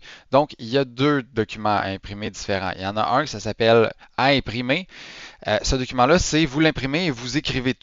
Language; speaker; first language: French; native; French